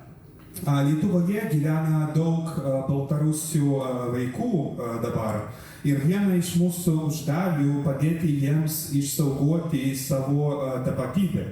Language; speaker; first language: Lithuanian; non-native, learner; Belarusian